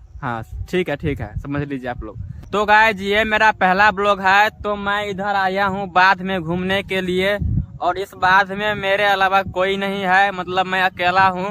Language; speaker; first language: Hindi; non-native, local second language; Maithili